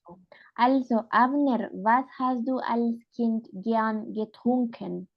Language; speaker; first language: German; non-native, fluent; Spanish